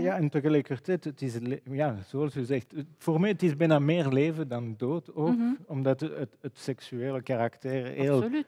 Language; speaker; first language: Dutch; non-native, fluent; French